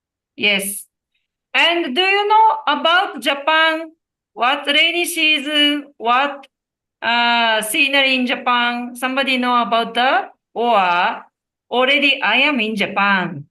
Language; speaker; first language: English; non-native, learner; Japanese